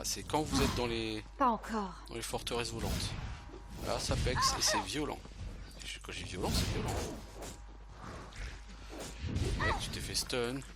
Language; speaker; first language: French; native; French